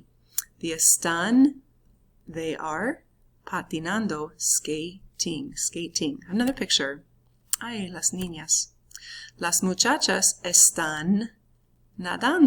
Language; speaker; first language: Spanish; non-native, fluent; English